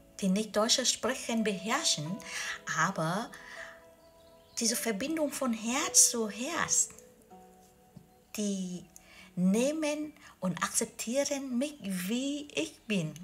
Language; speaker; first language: German; non-native, learner; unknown